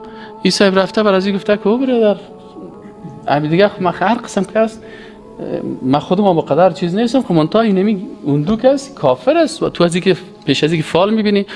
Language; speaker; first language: Persian; native; Persian